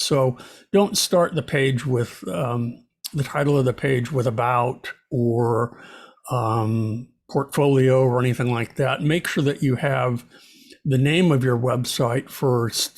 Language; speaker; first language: English; native; English